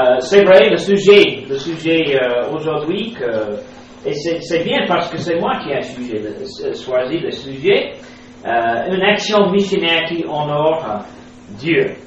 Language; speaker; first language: French; non-native, fluent; English